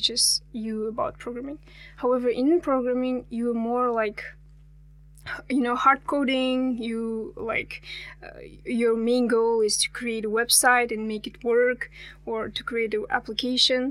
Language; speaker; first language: English; non-native, fluent; Kazakh